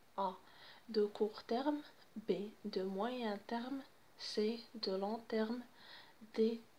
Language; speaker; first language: French; non-native, local second language; Arabic